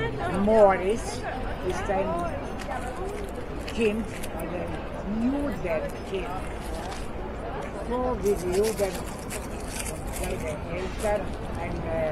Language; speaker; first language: German; non-native, fluent; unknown